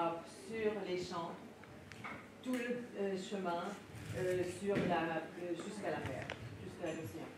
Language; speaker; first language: French; non-native, fluent; Danish